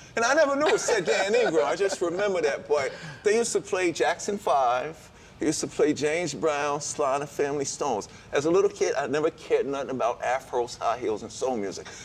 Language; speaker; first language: English; native; English